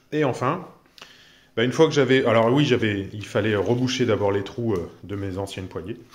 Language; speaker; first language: French; native; French